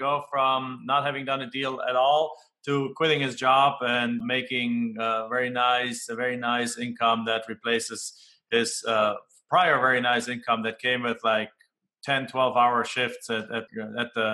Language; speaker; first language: English; non-native, fluent; German